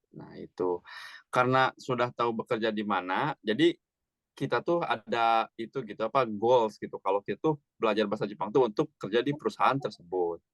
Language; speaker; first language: Indonesian; native; Indonesian